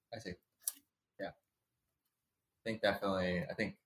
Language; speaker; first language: English; native; English